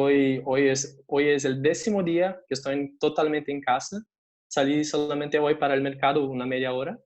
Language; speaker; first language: Spanish; non-native, fluent; Portuguese